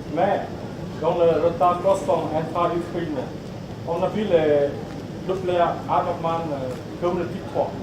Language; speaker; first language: French; non-native, learner; Vietnamese